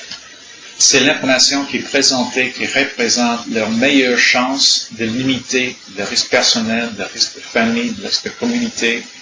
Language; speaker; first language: French; non-native, learner; English